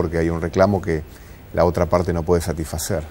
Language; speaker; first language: Spanish; native; Spanish